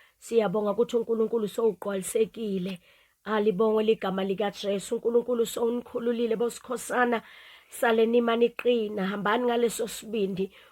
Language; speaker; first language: Zulu; non-native, local second language; Swati